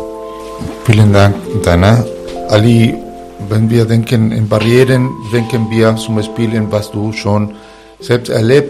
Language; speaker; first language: German; non-native, learner; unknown